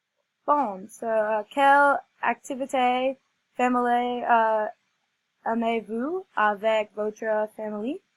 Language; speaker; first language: French; non-native, learner; English